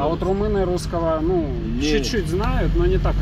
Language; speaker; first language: Russian; native; Russian